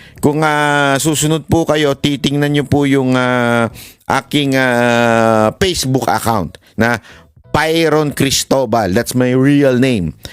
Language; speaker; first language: Filipino; native; Filipino